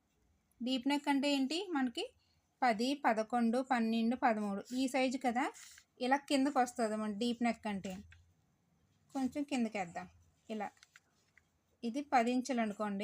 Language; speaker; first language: Telugu; native; Telugu